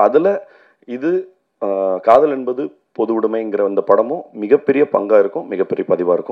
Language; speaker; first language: Tamil; native; Tamil